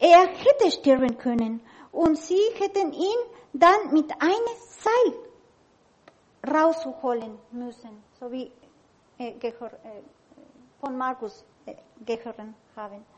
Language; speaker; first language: German; non-native, learner; Spanish